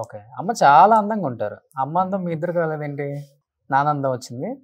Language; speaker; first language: Telugu; native; Telugu